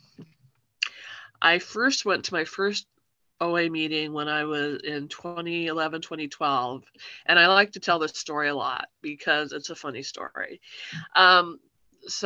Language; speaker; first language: English; native; English